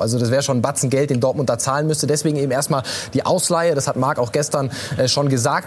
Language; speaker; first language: German; native; German